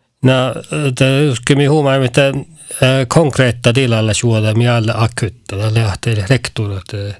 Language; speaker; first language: Norwegian; non-native, local second language; Northern Sami